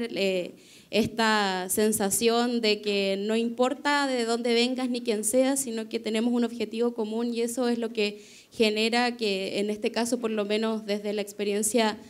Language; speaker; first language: Spanish; native; Spanish